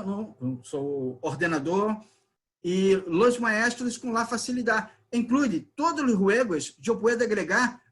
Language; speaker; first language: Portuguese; non-native, learner; Spanish